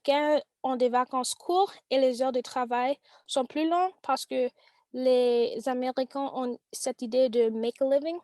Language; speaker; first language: French; non-native, learner; English